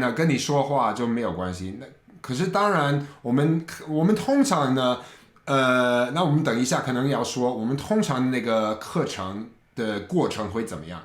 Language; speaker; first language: Chinese; non-native, fluent; English